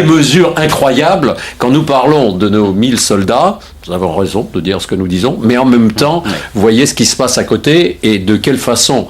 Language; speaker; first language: French; native; French